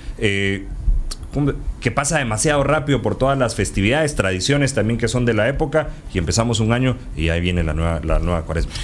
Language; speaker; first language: Spanish; native; Spanish